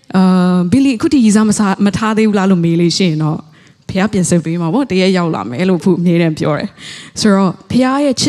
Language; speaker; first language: Burmese; non-native, local second language; Tedim Chin